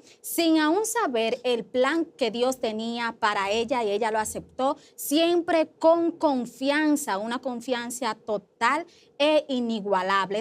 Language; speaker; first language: Spanish; native; Spanish